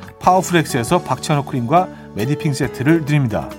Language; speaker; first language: Korean; native; Korean